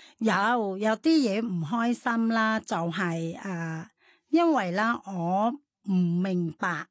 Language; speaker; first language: Cantonese; non-native, fluent; Thai